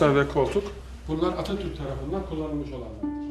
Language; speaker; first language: Turkish; native; Turkish